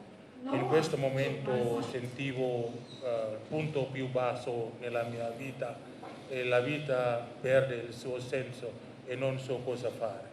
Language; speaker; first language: Italian; non-native, learner; Indonesian